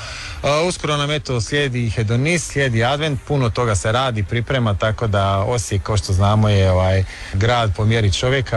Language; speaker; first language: Serbian; native; Serbian